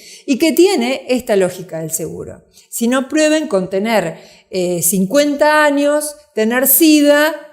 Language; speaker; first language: Spanish; native; Spanish